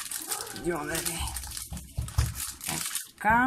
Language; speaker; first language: Bulgarian; native; Bulgarian